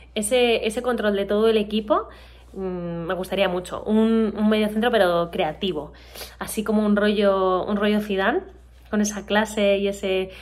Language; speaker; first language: Spanish; native; Spanish